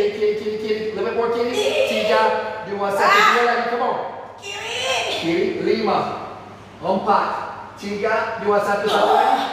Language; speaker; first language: Indonesian; non-native, fluent; English